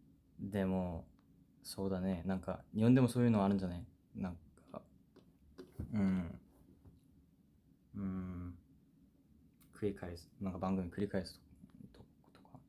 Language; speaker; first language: Japanese; non-native, fluent; Korean